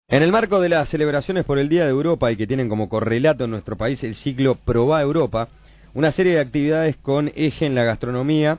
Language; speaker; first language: Spanish; native; Spanish